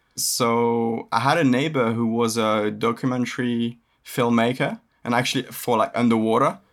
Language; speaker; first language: English; early bilingual, other home language; French